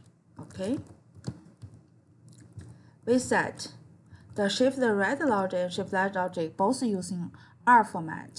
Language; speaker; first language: English; non-native, fluent; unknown